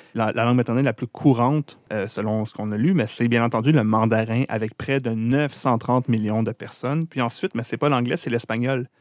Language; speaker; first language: French; native; French